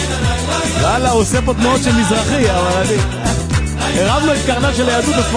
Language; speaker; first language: Hebrew; native; Hebrew